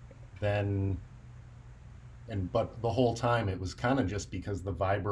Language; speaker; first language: English; native; English